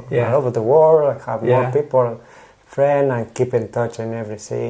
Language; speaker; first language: English; non-native, learner; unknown